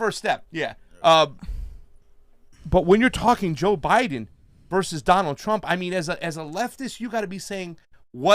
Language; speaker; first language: English; native; English